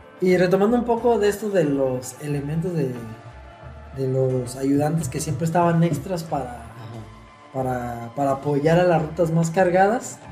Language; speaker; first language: Spanish; native; Spanish